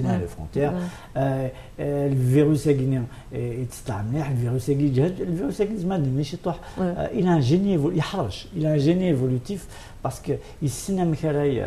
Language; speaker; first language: French; non-native, local second language; Arabic